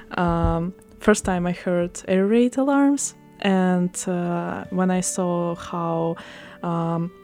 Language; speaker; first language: English; non-native, fluent; Russian